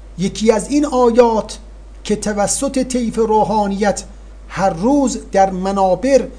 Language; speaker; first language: Persian; native; Persian